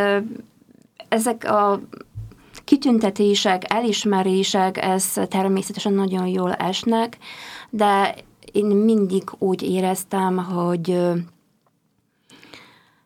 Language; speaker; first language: Hungarian; non-native, fluent; Polish